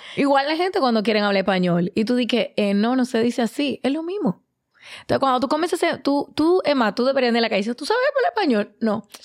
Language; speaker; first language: Spanish; native; Spanish